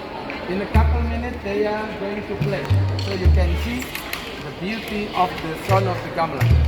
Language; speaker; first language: English; non-native, learner; Indonesian